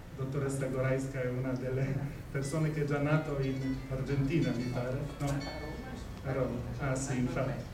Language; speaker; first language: Italian; non-native, fluent; Polish